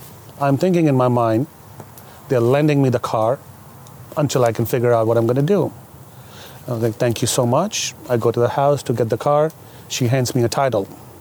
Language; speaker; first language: English; non-native, local second language; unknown